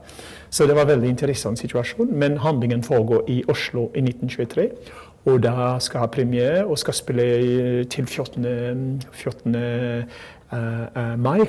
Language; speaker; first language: Norwegian; non-native, fluent; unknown